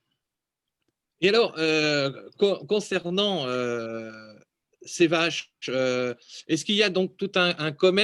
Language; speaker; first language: French; native; French